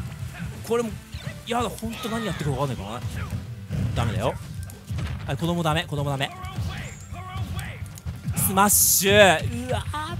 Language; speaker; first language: Japanese; native; Japanese